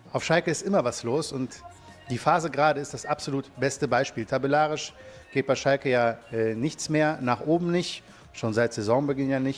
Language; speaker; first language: German; native; German